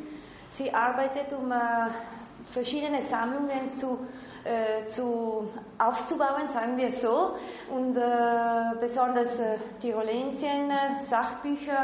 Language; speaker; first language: German; non-native, local second language; Italian